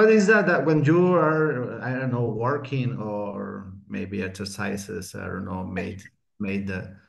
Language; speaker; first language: English; non-native, learner; Spanish